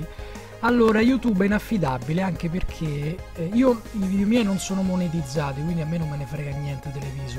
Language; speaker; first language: Italian; native; Italian